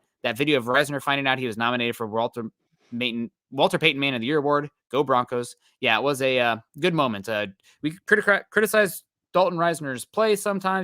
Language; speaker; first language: English; native; English